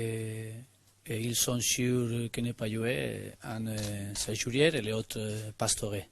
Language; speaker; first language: French; non-native, learner; Spanish